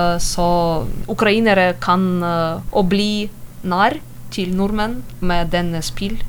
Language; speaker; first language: Norwegian; non-native, learner; Ukrainian